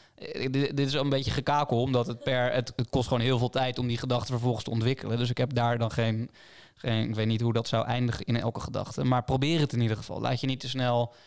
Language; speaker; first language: Dutch; native; Dutch